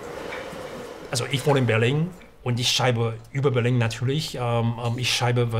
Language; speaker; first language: German; non-native, fluent; Chinese